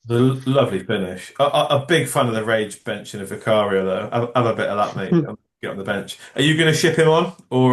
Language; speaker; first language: English; native; English